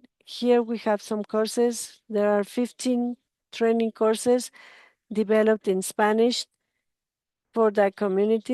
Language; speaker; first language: English; non-native, fluent; Spanish